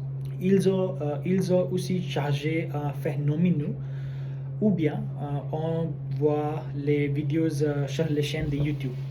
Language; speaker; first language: French; non-native, learner; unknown